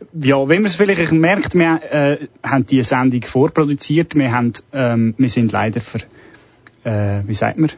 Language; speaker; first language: German; early bilingual, other home language; Serbian